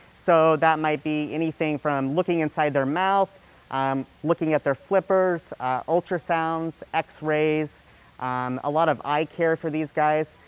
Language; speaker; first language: English; native; English